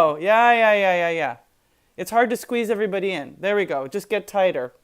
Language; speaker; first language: English; native; English